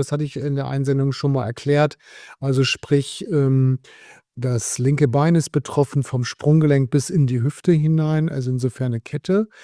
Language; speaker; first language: German; native; German